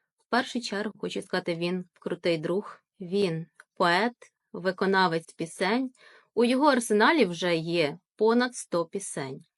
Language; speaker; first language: Ukrainian; native; Ukrainian